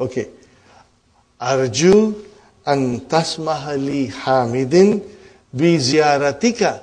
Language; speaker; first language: Arabic; non-native, fluent; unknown